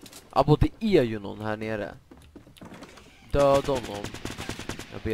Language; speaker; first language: Swedish; native; Swedish